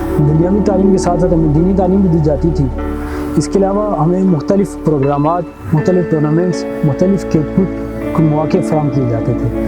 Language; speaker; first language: Urdu; non-native, local second language; Pahari-Potwari